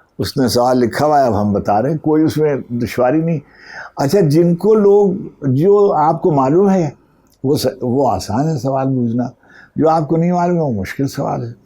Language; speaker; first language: Urdu; native; Urdu